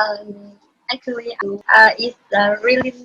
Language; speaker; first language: English; non-native, learner; Vietnamese